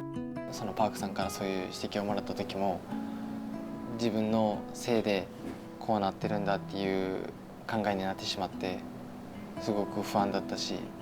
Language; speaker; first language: Japanese; native; Japanese